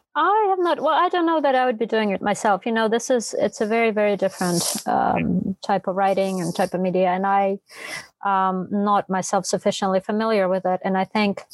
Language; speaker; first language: English; non-native, fluent; Russian